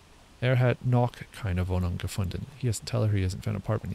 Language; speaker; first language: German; non-native, learner; English